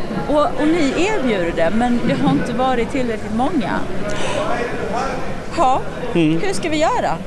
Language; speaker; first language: Swedish; native; Swedish